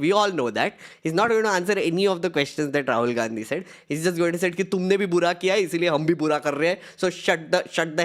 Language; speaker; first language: English; non-native, local second language; Hindi